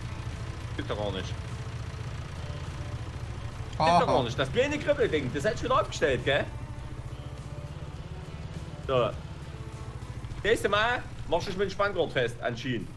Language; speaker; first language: German; native; German